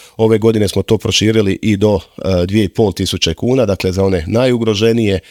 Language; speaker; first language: Croatian; native; Croatian